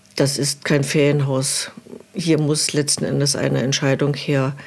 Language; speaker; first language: German; native; German